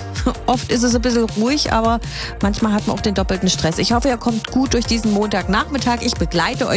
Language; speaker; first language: German; native; German